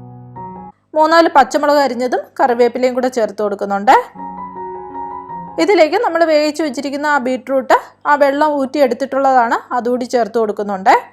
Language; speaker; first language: Malayalam; native; Malayalam